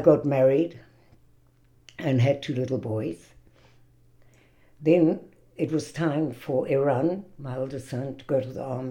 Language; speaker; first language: English; native; English